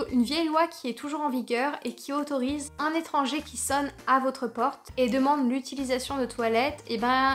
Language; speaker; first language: French; native; French